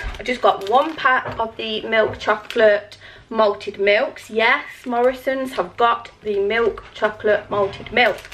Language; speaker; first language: English; native; English